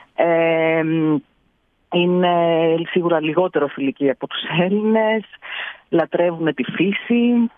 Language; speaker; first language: Greek; native; Greek